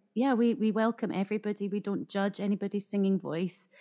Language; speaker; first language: English; native; English